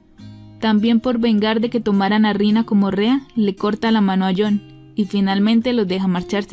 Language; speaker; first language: Spanish; native; Spanish